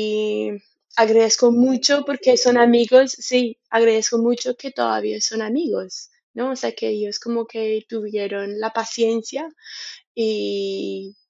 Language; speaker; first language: Spanish; non-native, fluent; English